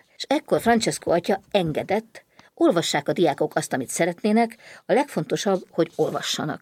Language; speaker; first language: Hungarian; native; Hungarian